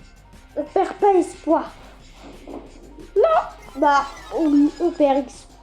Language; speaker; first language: French; native; French